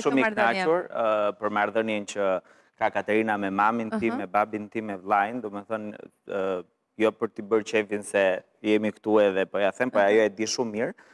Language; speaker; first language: Albanian; native; Albanian